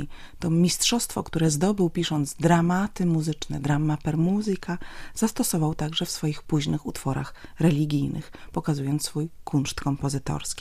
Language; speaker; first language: Polish; native; Polish